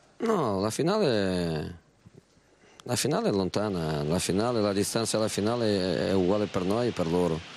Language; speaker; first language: Italian; non-native, fluent; Portuguese